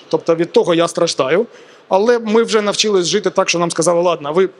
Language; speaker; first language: Ukrainian; non-native, local second language; Russian